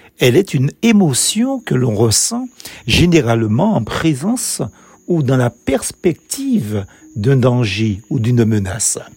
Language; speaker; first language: French; native; French